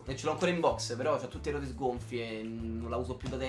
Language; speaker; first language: Italian; native; Italian